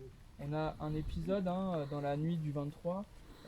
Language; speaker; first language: French; native; French